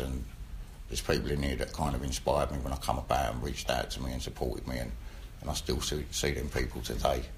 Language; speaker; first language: English; native; English